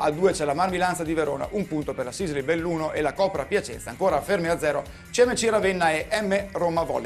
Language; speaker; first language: Italian; native; Italian